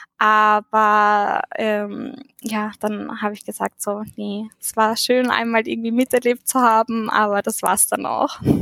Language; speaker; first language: German; early bilingual, heritage; German